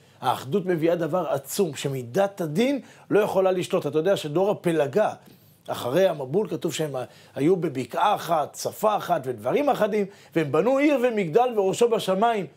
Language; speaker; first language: Hebrew; native; Hebrew